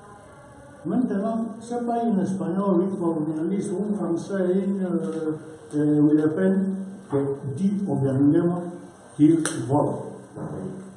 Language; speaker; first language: French; non-native, learner; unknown